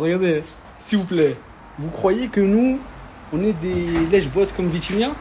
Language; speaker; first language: French; native; French